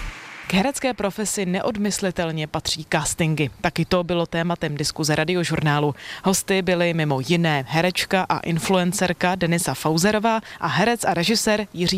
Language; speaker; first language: Czech; native; Czech